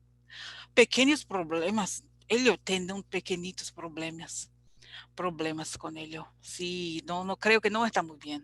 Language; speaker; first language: Spanish; non-native, learner; English